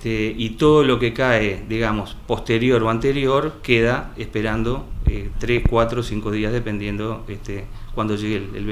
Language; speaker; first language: Spanish; native; Spanish